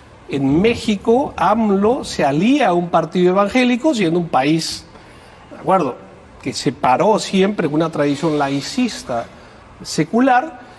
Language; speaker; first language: Spanish; native; Spanish